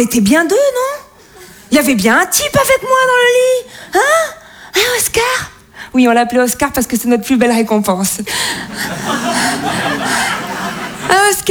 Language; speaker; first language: French; native; French